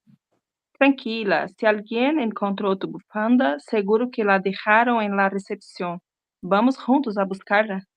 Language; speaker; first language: Spanish; non-native, learner; Portuguese